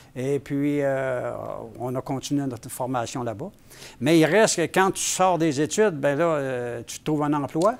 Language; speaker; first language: French; native; French